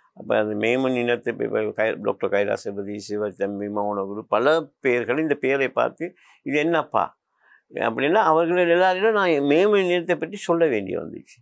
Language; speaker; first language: Tamil; non-native, local second language; Memoni